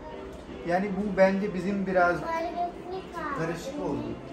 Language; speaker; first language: Turkish; non-native, learner; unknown